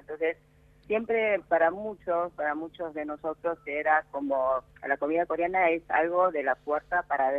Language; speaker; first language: Spanish; early bilingual, other home language; Korean